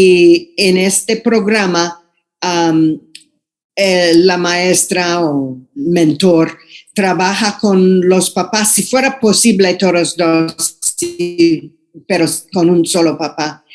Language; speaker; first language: Spanish; non-native, fluent; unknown